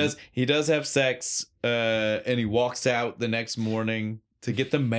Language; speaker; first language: English; native; English